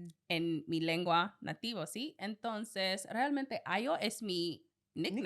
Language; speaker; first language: Spanish; non-native, learner; English